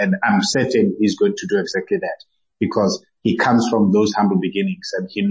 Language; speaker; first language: English; non-native, local second language; Southern Sotho